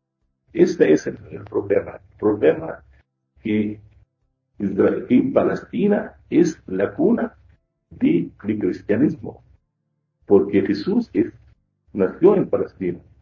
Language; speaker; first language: Spanish; non-native, fluent; Arabic